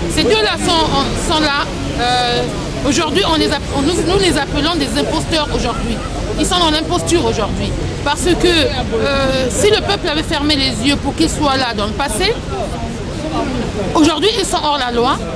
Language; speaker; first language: French; non-native, local second language; Lingala